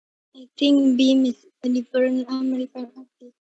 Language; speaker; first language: English; non-native, learner; Indonesian